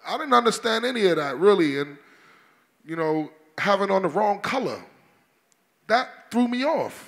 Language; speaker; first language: English; native; English